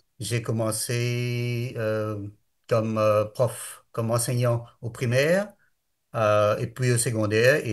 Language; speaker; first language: French; non-native, local second language; Morisyen